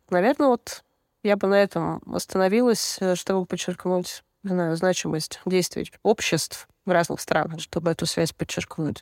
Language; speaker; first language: Russian; native; Russian